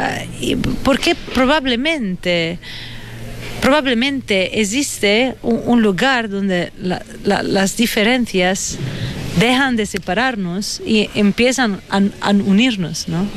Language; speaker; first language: Spanish; non-native, fluent; Italian